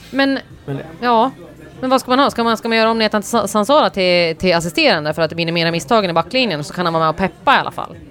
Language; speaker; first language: Swedish; native; Swedish